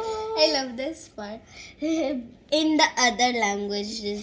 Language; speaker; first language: English; non-native, local second language; Hindi